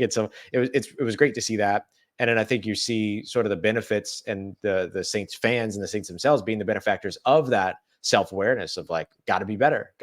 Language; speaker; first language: English; native; English